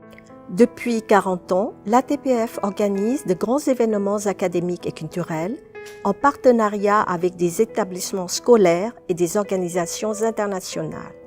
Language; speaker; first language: French; non-native, fluent; Thai